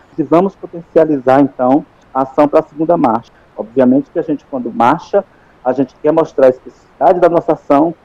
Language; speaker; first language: Portuguese; native; Portuguese